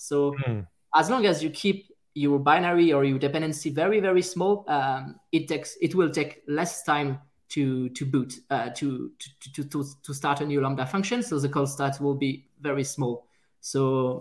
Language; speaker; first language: English; non-native, fluent; French